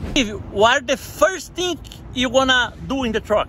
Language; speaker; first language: English; non-native, learner; Portuguese